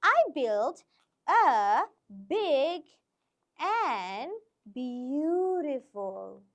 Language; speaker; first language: English; non-native, local second language; Malay